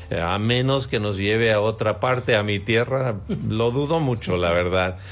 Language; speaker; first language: Spanish; non-native, fluent; English